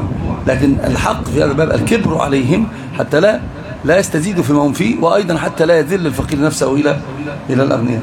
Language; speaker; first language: Arabic; native; Arabic